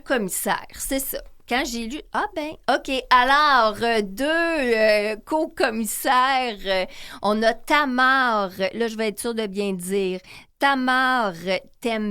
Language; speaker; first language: French; native; French